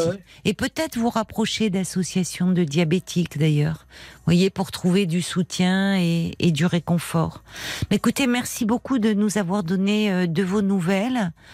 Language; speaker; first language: French; native; French